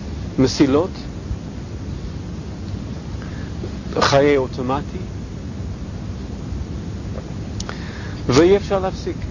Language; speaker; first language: Hebrew; non-native, fluent; English